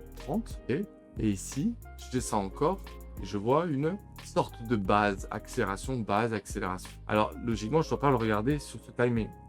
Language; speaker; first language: French; native; French